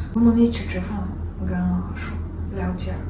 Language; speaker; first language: Chinese; non-native, learner; Ukrainian